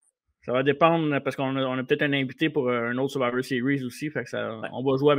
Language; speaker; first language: French; native; French